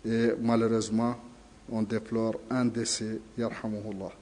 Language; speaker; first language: French; non-native, local second language; Arabic